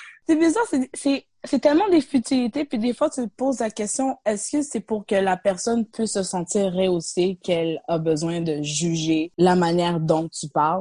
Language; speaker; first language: French; native; French